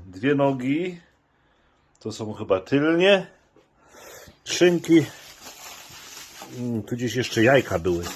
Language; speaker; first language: Polish; native; Polish